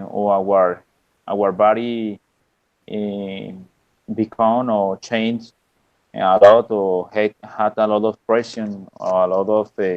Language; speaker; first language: English; non-native, learner; Spanish